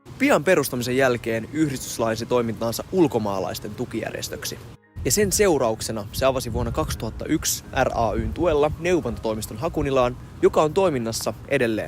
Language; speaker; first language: Finnish; native; Finnish